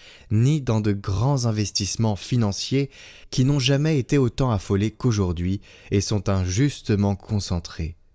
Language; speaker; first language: French; native; French